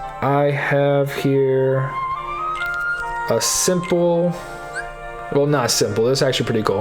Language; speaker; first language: English; native; English